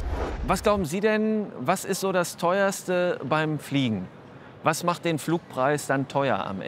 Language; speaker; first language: German; native; German